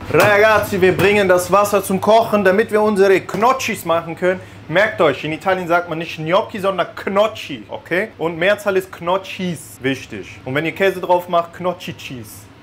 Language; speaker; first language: German; early bilingual, other home language; Italian